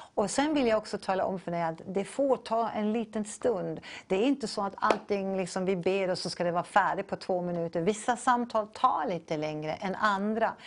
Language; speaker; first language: Swedish; non-native, fluent; English